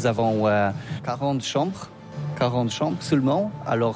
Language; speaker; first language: French; non-native, learner; Polish